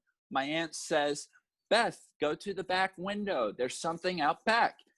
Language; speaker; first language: English; native; English